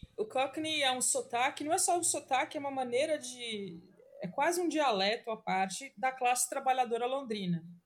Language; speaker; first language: Portuguese; native; Portuguese